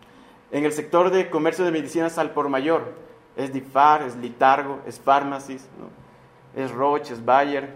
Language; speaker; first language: Spanish; native; Spanish